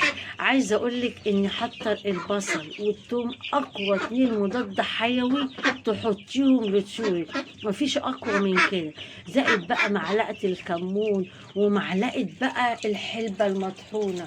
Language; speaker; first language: Arabic; native; Arabic